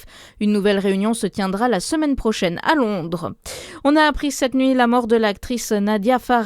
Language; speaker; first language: French; native; French